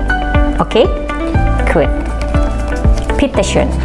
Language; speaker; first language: German; non-native, fluent; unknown